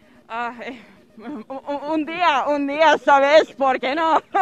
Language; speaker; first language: Spanish; non-native, learner; Turkish